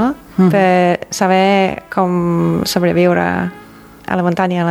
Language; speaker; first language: Catalan; non-native, fluent; English